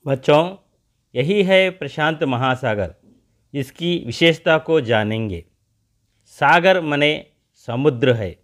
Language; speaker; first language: Hindi; non-native, local second language; Telugu